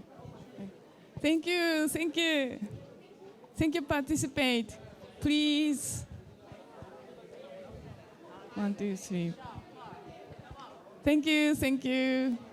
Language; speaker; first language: English; non-native, learner; Japanese